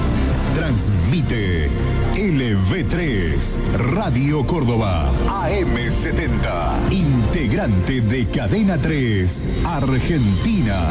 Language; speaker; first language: Spanish; native; Spanish